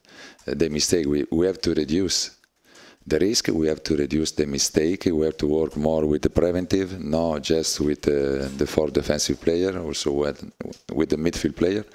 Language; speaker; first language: English; non-native, learner; Italian